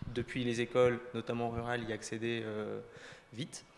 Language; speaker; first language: French; native; French